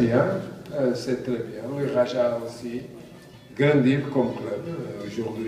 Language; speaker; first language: French; non-native, fluent; Portuguese